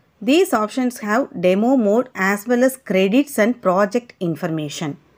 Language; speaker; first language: English; non-native, local second language; Tamil